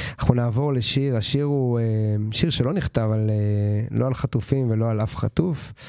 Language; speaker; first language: Hebrew; native; Hebrew